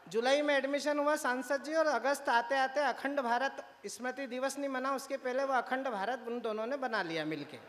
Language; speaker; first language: Hindi; native; Hindi